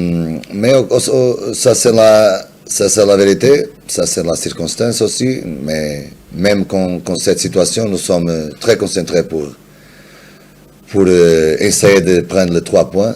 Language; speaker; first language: French; non-native, learner; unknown